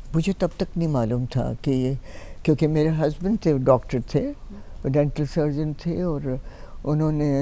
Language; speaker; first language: Hindi; native; Hindi